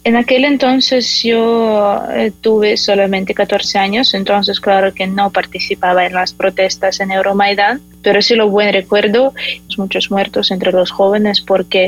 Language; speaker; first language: Spanish; non-native, fluent; Ukrainian